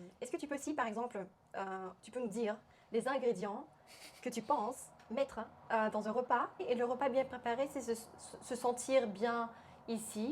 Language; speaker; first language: French; non-native, fluent; Bulgarian